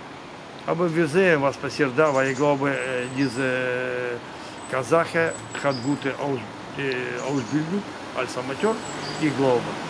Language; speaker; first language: German; non-native, learner; Russian